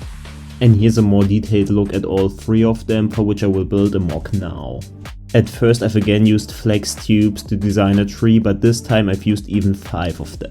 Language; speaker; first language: English; non-native, fluent; German